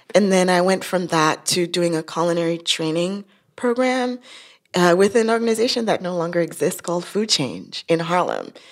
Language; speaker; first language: English; non-native, local second language; Yoruba